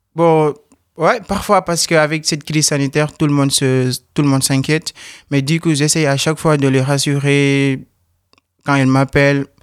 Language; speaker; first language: French; non-native, local second language; Wolof